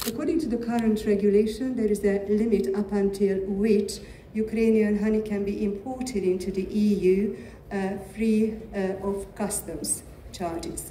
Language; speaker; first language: English; non-native, fluent; Hungarian